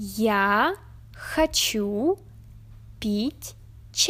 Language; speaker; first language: Russian; non-native, learner; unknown